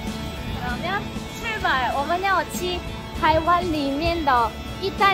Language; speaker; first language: Chinese; non-native, learner; Korean